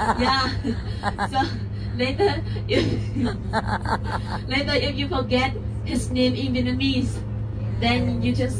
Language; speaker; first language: English; non-native, learner; Vietnamese